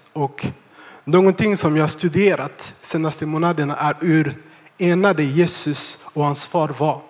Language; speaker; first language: Swedish; non-native, fluent; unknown